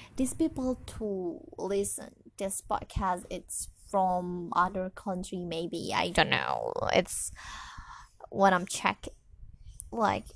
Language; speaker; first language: English; non-native, learner; Indonesian